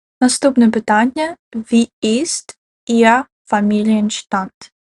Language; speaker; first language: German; non-native, fluent; Ukrainian